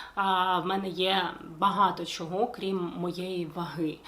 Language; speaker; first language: Ukrainian; non-native, local second language; Russian